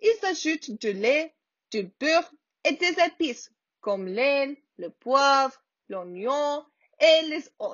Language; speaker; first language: French; non-native, learner; English